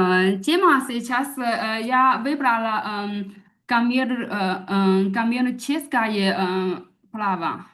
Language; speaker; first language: Russian; non-native, learner; Chinese